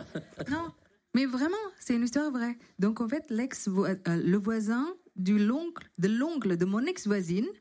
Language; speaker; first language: French; non-native, fluent; Indonesian